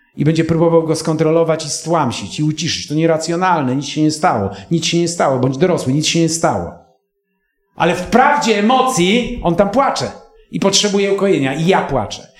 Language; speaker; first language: Polish; native; Polish